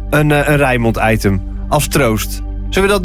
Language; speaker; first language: Dutch; native; Dutch